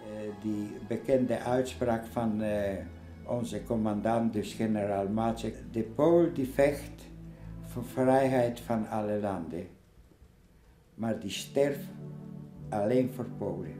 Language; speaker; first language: Dutch; non-native, fluent; Polish